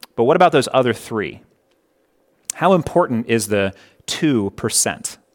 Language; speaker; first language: English; native; English